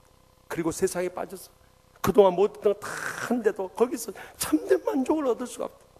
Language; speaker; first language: Korean; native; Korean